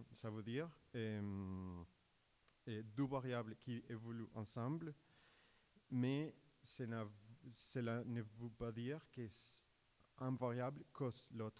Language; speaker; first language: French; non-native, fluent; Spanish